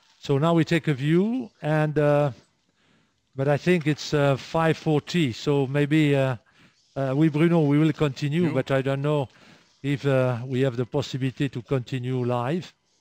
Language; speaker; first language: English; non-native, fluent; French